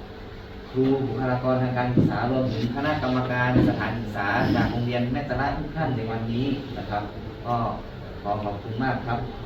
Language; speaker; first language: Thai; native; Thai